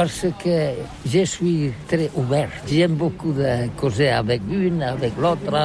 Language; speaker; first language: French; non-native, learner; Catalan